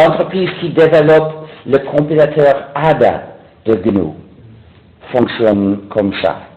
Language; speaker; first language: French; non-native, fluent; English